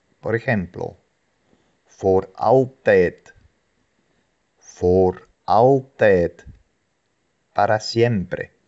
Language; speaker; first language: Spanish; non-native, fluent; Dutch